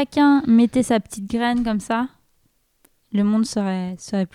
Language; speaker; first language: French; native; French